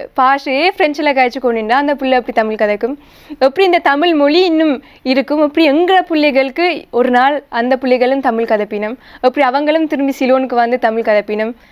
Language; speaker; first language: Tamil; early bilingual, heritage; Tamil